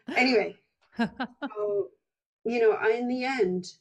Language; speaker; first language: English; early bilingual, other home language; Polish